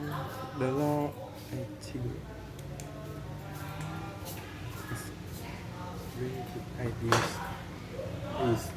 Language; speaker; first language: English; non-native, learner; Vietnamese